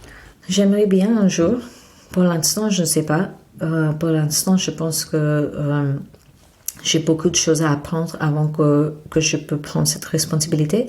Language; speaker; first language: French; non-native, fluent; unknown